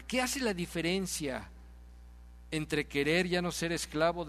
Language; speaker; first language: Spanish; native; Spanish